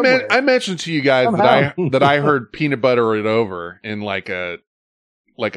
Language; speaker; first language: English; native; English